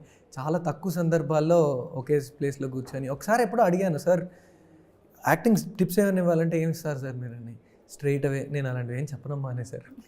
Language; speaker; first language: Telugu; native; Telugu